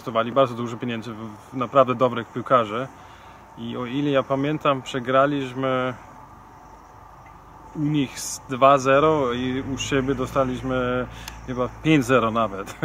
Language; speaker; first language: Polish; non-native, fluent; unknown